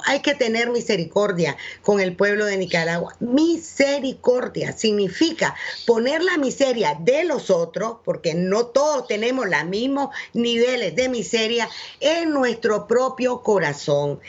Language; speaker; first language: Spanish; native; Spanish